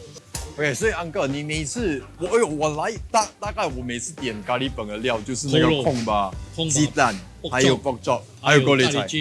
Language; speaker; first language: Chinese; non-native, local second language; English